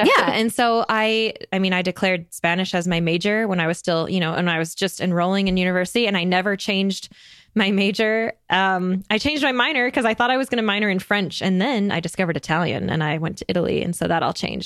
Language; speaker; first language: English; native; English